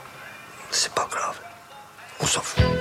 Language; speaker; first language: French; non-native, local second language; Dutch